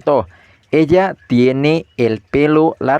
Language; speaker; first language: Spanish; non-native, fluent; Indonesian